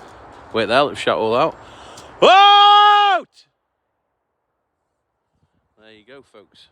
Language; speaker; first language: English; native; English